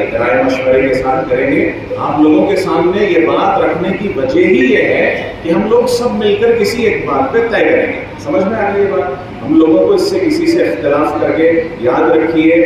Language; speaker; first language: Hindi; non-native, local second language; Urdu